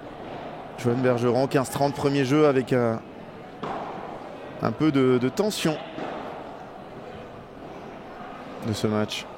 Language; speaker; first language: French; native; French